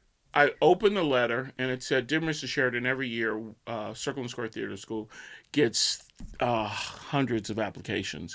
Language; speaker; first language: English; native; English